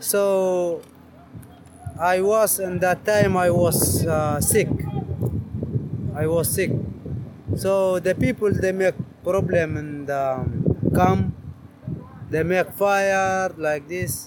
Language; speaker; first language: English; non-native, learner; Arabic